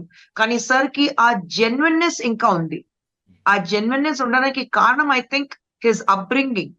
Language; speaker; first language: Telugu; non-native, fluent; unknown